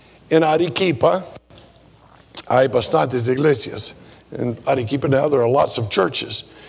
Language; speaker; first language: English; native; English